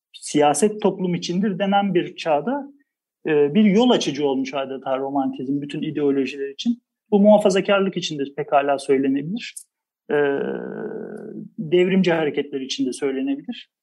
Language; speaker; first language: Turkish; native; Turkish